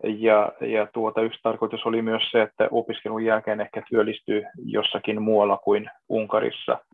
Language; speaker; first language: Finnish; non-native, fluent; Hungarian